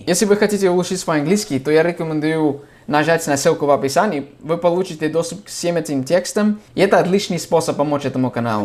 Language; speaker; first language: Russian; non-native, fluent; English